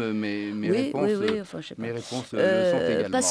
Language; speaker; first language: French; native; French